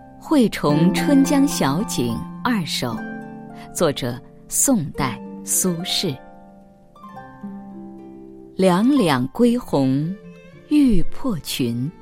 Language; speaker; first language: Chinese; native; Chinese